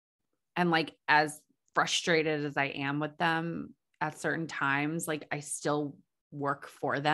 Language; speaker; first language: English; native; English